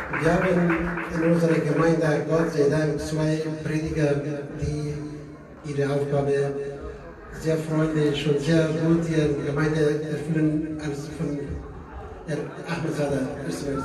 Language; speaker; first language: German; non-native, fluent; Persian